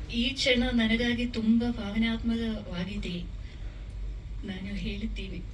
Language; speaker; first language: Kannada; non-native, learner; Malayalam